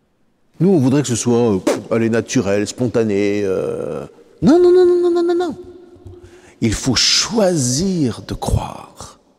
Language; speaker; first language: French; native; French